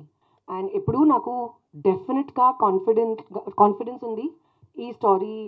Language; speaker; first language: Telugu; non-native, fluent; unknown